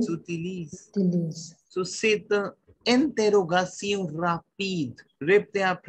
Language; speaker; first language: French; non-native, fluent; Hindi